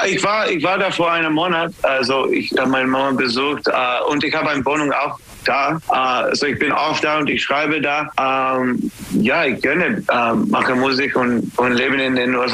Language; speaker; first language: German; non-native, fluent; English